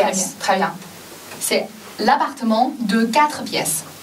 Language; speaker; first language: French; non-native, fluent; Chinese